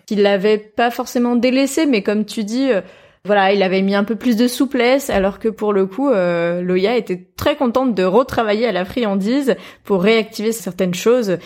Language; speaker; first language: French; native; French